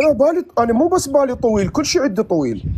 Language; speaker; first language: Arabic; native; Arabic